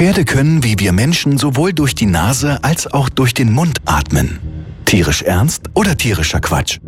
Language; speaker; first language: German; native; German